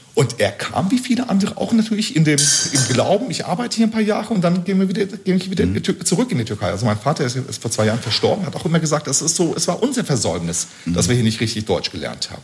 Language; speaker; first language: German; early bilingual, other home language; Turkish